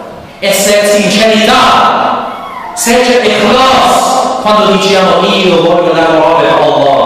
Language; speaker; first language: Italian; non-native, learner; English